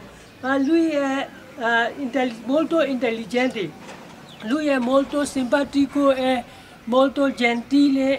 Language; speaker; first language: Italian; non-native, learner; Burmese